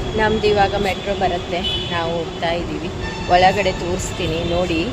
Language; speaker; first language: Kannada; non-native, local second language; Konkani